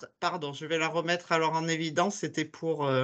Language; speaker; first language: French; native; French